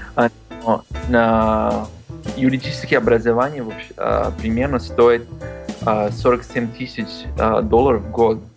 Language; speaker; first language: Russian; non-native, learner; Spanish